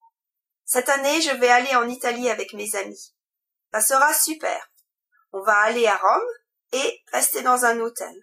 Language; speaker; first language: French; non-native, learner; English